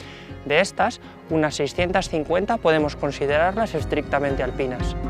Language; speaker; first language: Spanish; native; Spanish